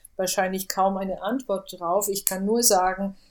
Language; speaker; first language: German; non-native, fluent; Italian